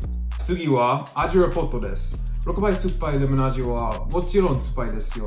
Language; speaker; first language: Japanese; non-native, learner; English